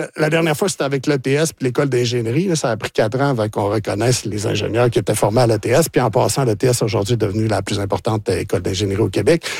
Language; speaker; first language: French; native; French